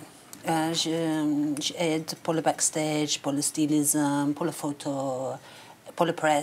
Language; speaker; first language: French; non-native, learner; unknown